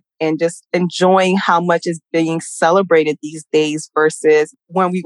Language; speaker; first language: English; native; English